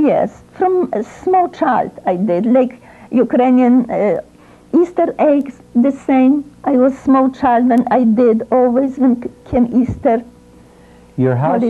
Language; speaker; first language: English; non-native, learner; Ukrainian